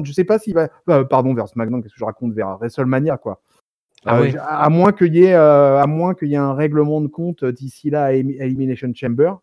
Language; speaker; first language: French; native; French